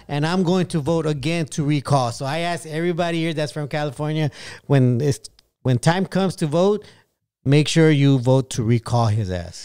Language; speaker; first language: English; native; English